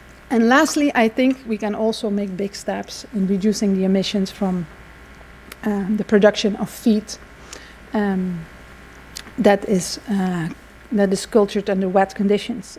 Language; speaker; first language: English; non-native, fluent; Dutch